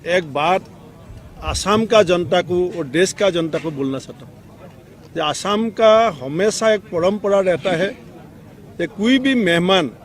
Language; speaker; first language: Hindi; non-native, local second language; Assamese